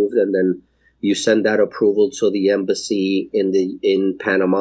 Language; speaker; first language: English; native; English